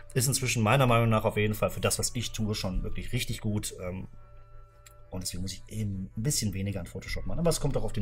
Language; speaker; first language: German; native; German